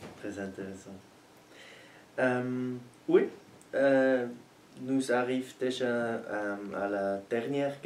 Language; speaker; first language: French; non-native, learner; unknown